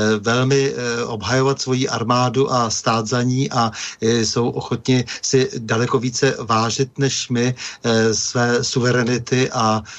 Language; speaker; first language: Czech; native; Czech